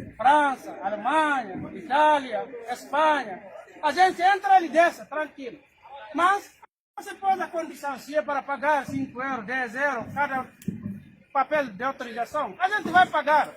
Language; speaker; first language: Portuguese; non-native, learner; Haitian Creole